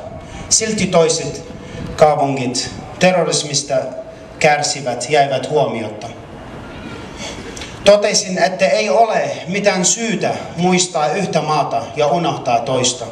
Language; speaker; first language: Finnish; non-native, fluent; Arabic